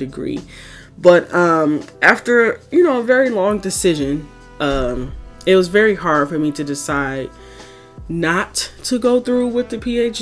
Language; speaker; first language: English; native; English